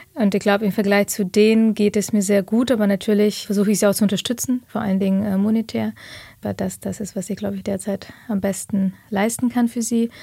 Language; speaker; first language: German; early bilingual, other home language; Russian